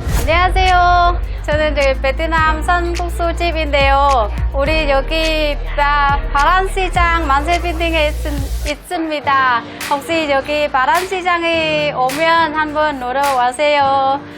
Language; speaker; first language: Korean; non-native, learner; Vietnamese